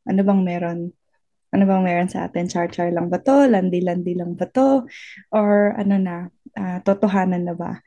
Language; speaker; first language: Filipino; native; Filipino